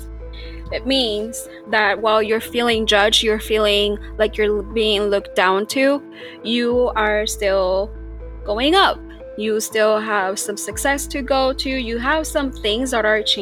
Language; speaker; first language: English; non-native, fluent; Spanish